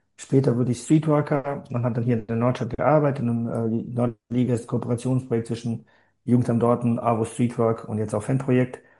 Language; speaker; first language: German; non-native, fluent; Bosnian